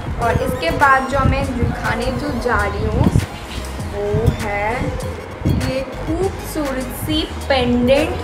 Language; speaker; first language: Hindi; non-native, local second language; Bangla